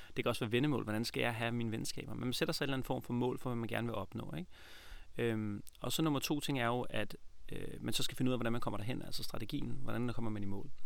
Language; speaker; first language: Danish; native; Danish